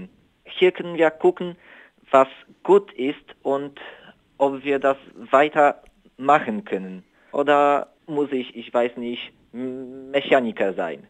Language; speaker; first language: German; non-native, learner; Polish